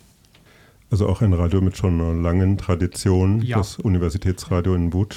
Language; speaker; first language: German; native; German